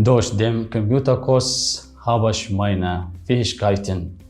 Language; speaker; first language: German; non-native, learner; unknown